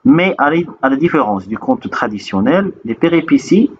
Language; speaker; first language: French; non-native, local second language; Arabic